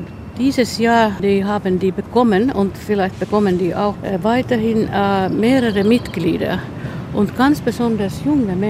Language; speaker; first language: German; non-native, fluent; Finnish